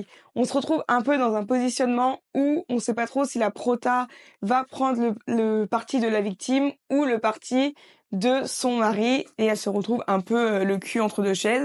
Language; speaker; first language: French; native; French